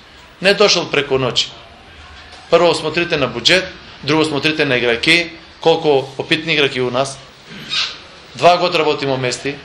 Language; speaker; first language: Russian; non-native, learner; Macedonian